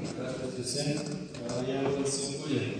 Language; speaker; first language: Russian; non-native, fluent; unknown